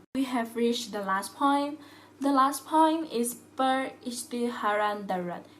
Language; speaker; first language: English; non-native, local second language; Chinese